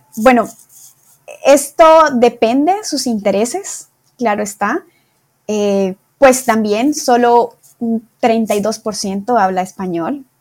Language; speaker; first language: Spanish; native; Spanish